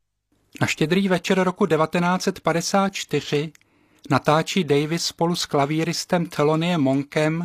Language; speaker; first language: Czech; native; Czech